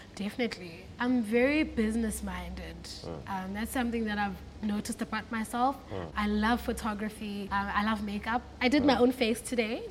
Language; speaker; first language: English; non-native, local second language; Xhosa